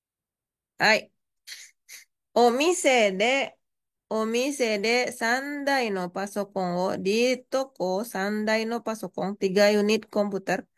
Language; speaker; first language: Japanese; non-native, fluent; Indonesian